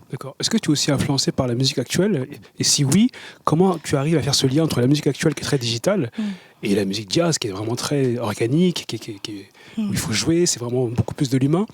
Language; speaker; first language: French; native; French